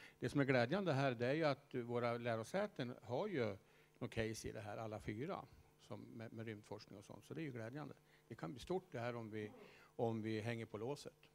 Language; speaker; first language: Swedish; native; Swedish